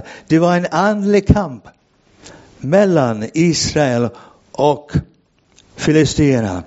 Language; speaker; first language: Swedish; non-native, fluent; English